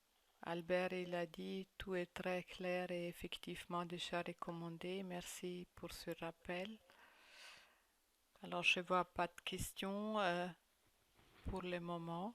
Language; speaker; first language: French; non-native, fluent; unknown